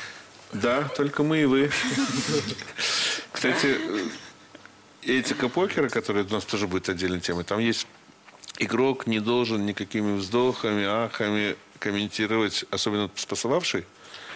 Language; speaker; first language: Russian; native; Russian